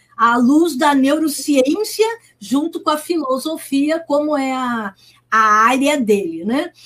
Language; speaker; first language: Portuguese; native; Portuguese